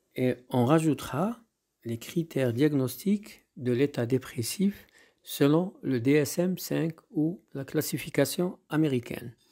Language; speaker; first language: French; non-native, local second language; Arabic